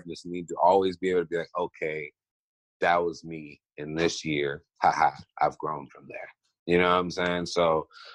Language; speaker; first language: English; native; English